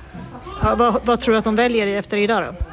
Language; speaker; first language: Swedish; native; Swedish